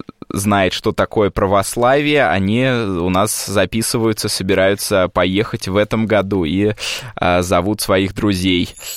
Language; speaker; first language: Russian; native; Russian